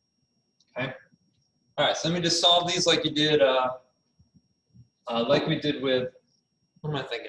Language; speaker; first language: English; native; English